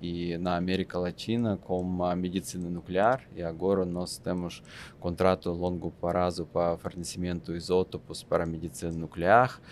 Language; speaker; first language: Portuguese; non-native, fluent; Russian